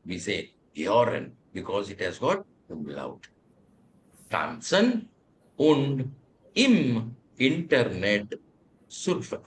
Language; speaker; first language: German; non-native, fluent; Telugu